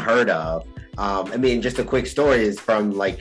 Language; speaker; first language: English; native; English